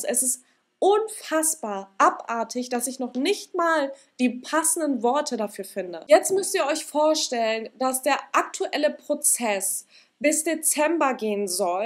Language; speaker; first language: German; native; German